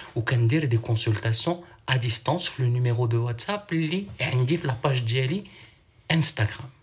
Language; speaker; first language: French; non-native, local second language; Arabic